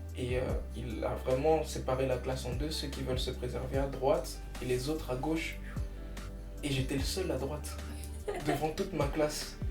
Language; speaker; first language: French; early bilingual, other home language; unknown